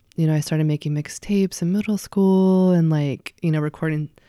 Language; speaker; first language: English; native; English